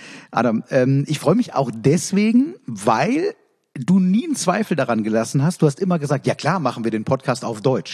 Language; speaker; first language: German; native; German